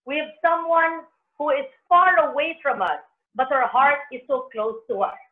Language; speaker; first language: English; non-native, local second language; Filipino